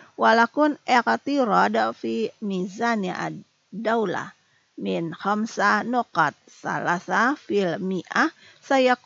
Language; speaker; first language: Arabic; non-native, fluent; Indonesian